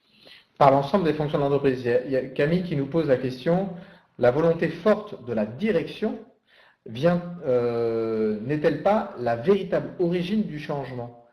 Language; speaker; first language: French; native; French